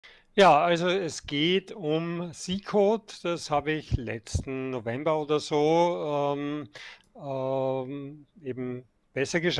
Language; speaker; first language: German; native; German